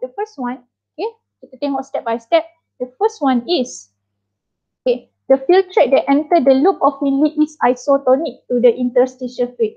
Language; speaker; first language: English; non-native, local second language; Malay